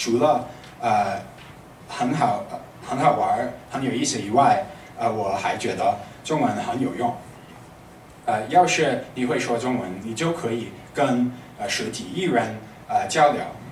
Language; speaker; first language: Chinese; non-native, fluent; English